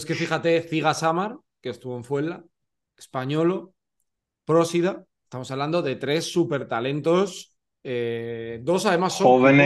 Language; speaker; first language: Spanish; native; Spanish